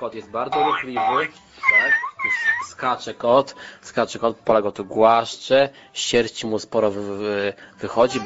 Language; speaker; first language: Polish; native; Polish